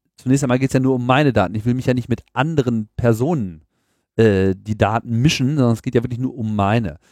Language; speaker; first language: German; native; German